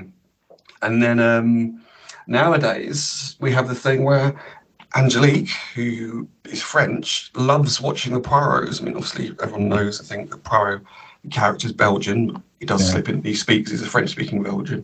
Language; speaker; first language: English; native; English